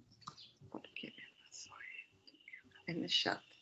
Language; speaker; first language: Spanish; native; Spanish